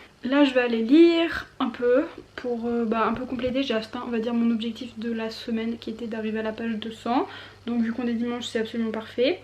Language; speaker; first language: French; native; French